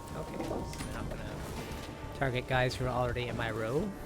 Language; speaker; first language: English; native; English